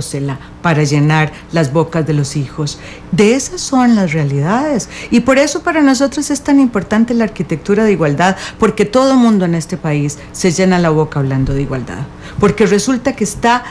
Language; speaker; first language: Spanish; native; Spanish